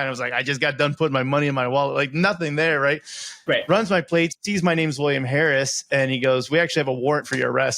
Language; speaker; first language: English; native; English